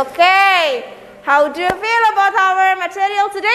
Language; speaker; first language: English; non-native, learner; Indonesian